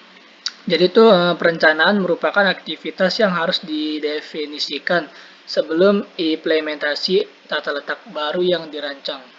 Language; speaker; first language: Indonesian; native; Indonesian